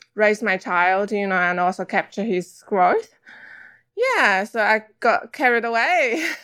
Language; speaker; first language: English; non-native, fluent; Chinese